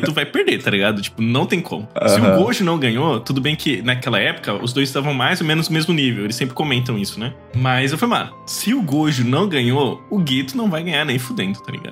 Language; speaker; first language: Portuguese; native; Portuguese